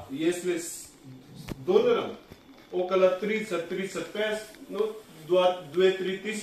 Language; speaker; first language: Russian; non-native, learner; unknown